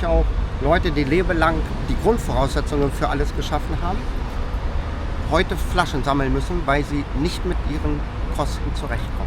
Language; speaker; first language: German; native; German